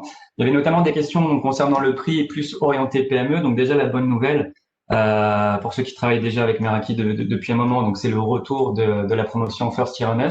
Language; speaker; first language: French; native; French